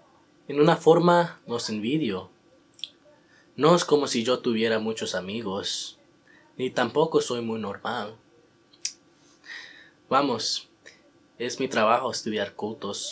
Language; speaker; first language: Spanish; non-native, learner; English